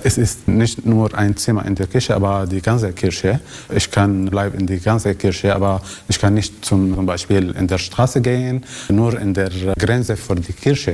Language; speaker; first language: German; non-native, learner; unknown